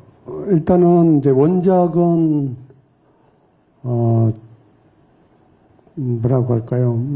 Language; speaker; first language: Korean; native; Korean